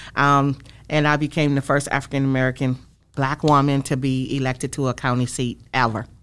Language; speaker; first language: English; native; English